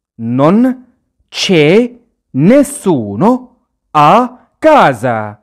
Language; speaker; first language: Italian; non-native, fluent; Arabic